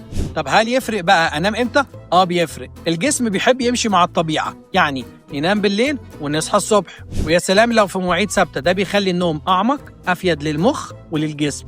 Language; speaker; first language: Arabic; native; Arabic